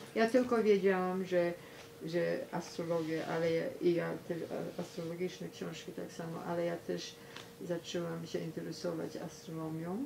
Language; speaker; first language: Polish; early bilingual, heritage; Polish